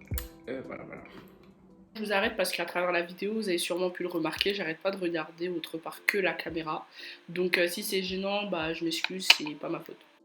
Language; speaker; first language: French; native; French